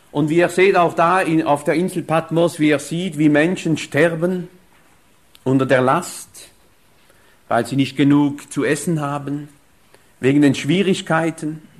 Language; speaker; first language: German; non-native, fluent; French